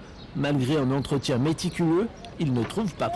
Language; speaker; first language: French; native; French